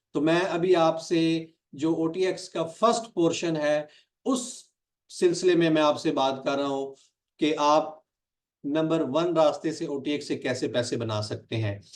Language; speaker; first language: Urdu; non-native, local second language; Punjabi